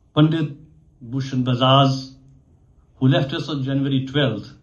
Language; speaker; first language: English; non-native, local second language; Urdu